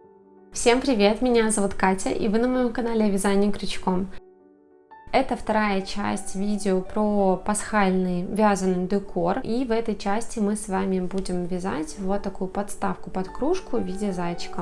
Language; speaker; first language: Russian; native; Russian